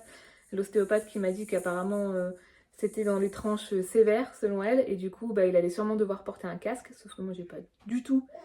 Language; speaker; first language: French; native; French